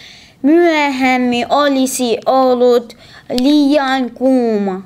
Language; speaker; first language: Finnish; non-native, learner; Arabic